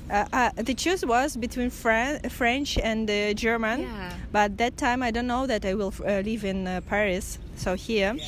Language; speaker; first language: English; non-native, fluent; Russian